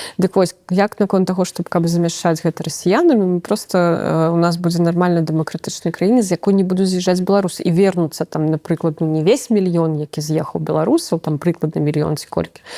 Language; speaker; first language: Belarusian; non-native, local second language; Russian